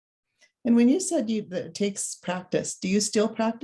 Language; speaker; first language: English; native; English